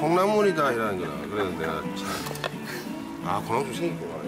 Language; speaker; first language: Korean; native; Korean